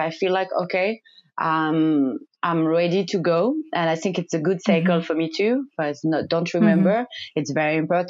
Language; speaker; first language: English; non-native, learner; French